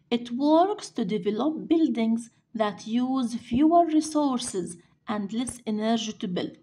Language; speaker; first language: English; non-native, fluent; Arabic